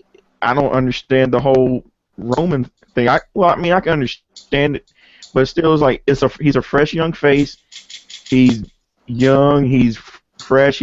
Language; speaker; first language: English; native; English